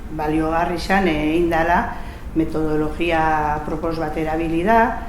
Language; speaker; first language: Basque; native; Basque